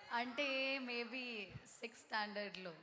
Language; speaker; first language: Telugu; non-native, learner; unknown